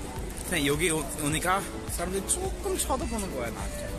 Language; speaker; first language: Korean; non-native, fluent; English